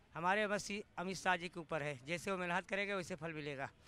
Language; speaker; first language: Hindi; native; Hindi